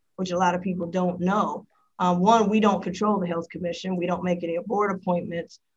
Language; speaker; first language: English; native; English